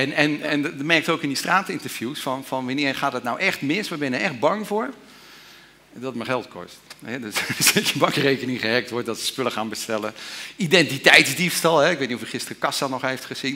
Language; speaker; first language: Dutch; native; Dutch